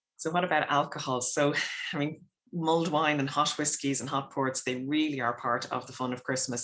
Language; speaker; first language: English; native; English